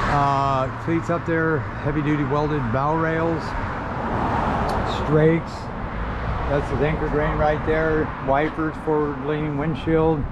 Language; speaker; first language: English; native; English